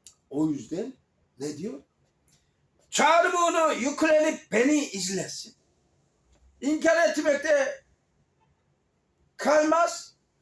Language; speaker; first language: Turkish; non-native, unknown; Korean